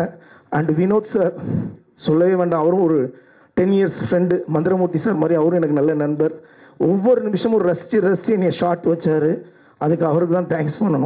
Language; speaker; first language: Tamil; native; Tamil